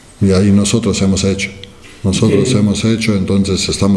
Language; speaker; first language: Spanish; non-native, fluent; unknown